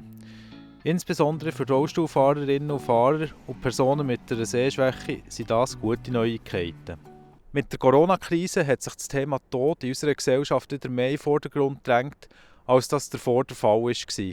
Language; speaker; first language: German; native; German